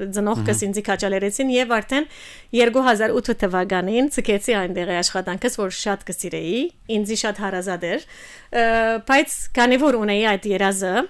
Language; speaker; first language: Armenian; early bilingual, heritage; Armenian